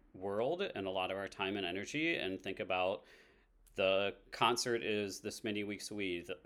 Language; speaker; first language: English; native; English